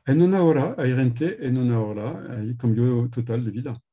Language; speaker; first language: Spanish; non-native, learner; French